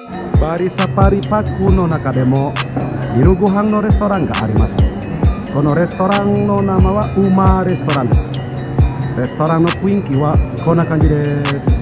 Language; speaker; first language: Japanese; non-native, fluent; Indonesian